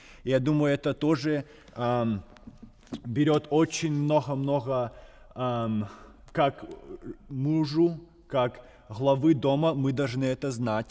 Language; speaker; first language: Russian; early bilingual, heritage; Russian